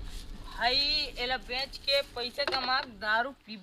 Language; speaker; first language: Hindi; non-native, local second language; Chhattisgarhi